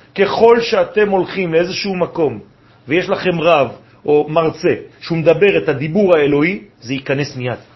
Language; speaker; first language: Hebrew; non-native, fluent; French